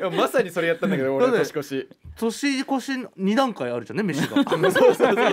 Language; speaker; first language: Japanese; native; Japanese